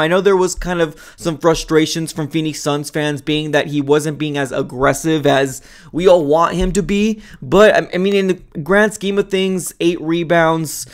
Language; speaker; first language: English; native; English